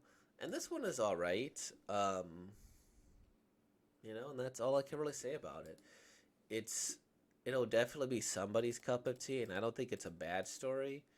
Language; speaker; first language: English; native; English